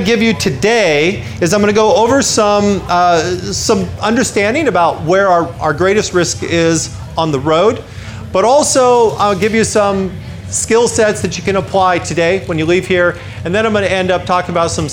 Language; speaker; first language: English; native; English